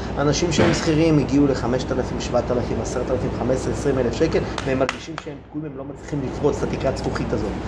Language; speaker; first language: Hebrew; early bilingual, other home language; Russian